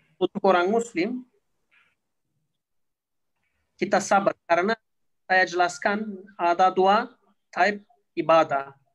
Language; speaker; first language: Indonesian; non-native, learner; Turkish